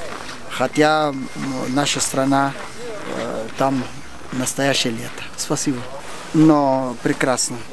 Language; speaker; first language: Russian; non-native, learner; Portuguese